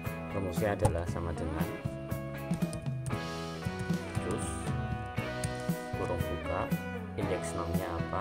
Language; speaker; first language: Indonesian; native; Indonesian